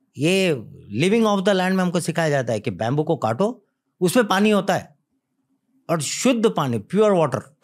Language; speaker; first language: Hindi; native; Hindi